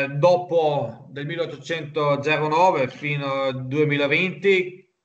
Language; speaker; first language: Italian; non-native, local second language; German